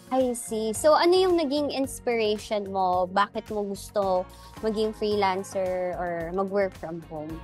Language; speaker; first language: Filipino; native; Filipino